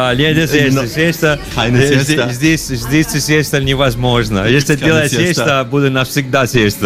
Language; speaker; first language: Russian; non-native, learner; Italian